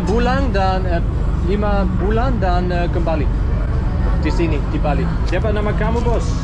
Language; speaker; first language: Indonesian; non-native, learner; German